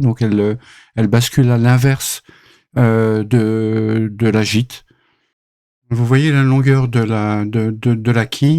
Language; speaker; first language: French; native; French